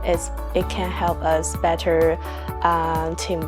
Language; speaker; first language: English; non-native, fluent; Chinese